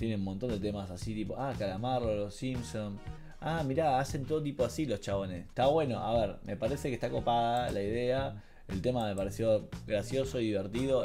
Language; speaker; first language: Spanish; native; Spanish